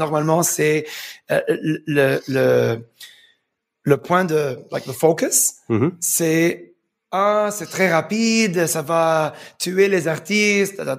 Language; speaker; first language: French; early bilingual, heritage; French